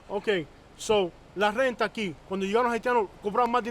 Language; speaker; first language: Spanish; early bilingual, heritage; Spanish